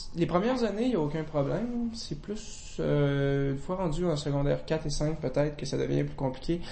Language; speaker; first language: French; native; French